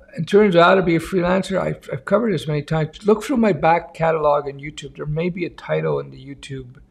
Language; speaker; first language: English; native; English